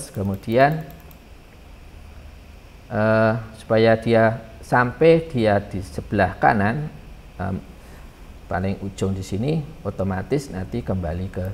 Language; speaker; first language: Indonesian; native; Indonesian